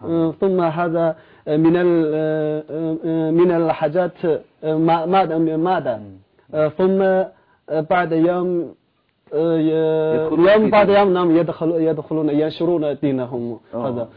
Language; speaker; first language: Arabic; non-native, learner; Chinese